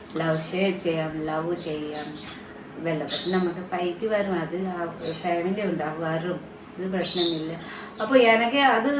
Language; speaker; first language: Malayalam; non-native, fluent; Nepali